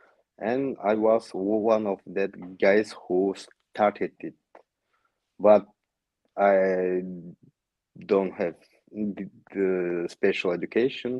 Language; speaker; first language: English; non-native, learner; Yakut